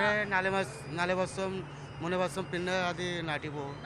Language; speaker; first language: Malayalam; non-native, learner; Bangla